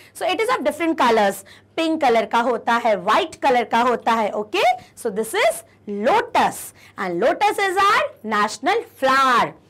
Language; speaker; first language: Hindi; native; Hindi